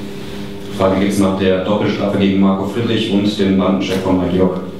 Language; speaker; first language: German; native; German